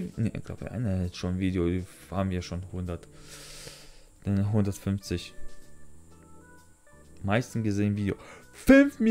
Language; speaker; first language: German; non-native, learner; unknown